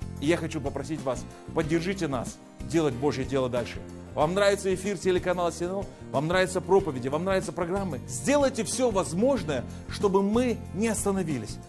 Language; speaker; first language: Russian; native; Russian